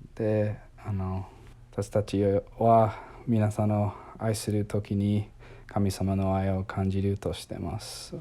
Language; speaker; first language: Japanese; non-native, learner; English